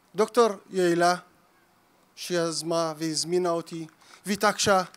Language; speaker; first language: Hebrew; native; Hebrew